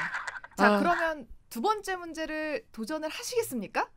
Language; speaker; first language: Korean; native; Korean